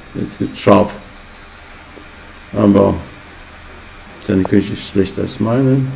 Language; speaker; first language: German; non-native, fluent; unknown